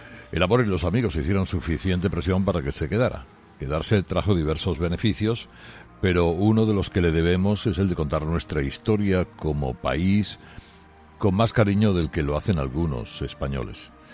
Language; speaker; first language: Spanish; native; Spanish